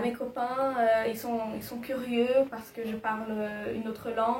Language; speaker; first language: French; early bilingual, heritage; French